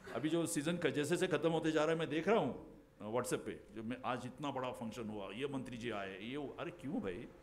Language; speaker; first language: Hindi; non-native, local second language; Marathi